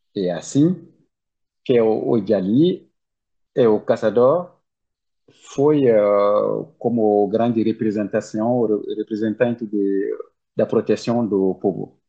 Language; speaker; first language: Portuguese; non-native, learner; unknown